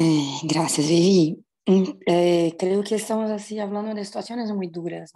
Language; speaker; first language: Spanish; non-native, fluent; Portuguese